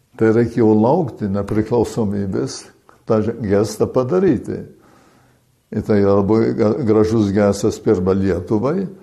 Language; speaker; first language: Lithuanian; early bilingual, heritage; Lithuanian